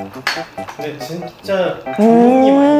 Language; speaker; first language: Korean; non-native, local second language; Chinese